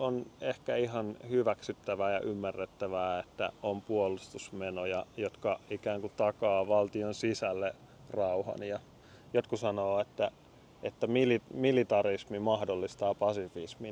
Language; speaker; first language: Finnish; native; Finnish